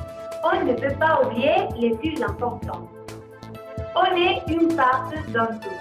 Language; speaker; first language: French; non-native, learner; Spanish